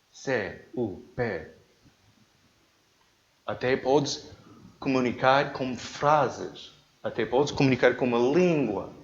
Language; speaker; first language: Portuguese; non-native, learner; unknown